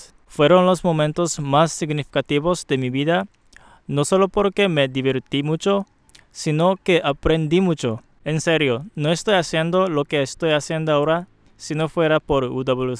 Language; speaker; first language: Spanish; non-native, fluent; Japanese